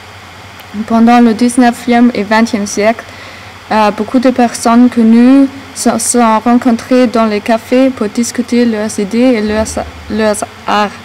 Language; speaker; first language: French; non-native, learner; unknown